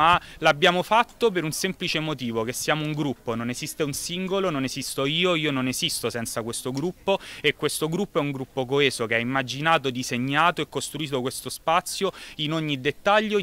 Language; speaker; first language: Italian; native; Italian